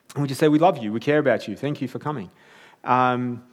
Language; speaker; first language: English; native; English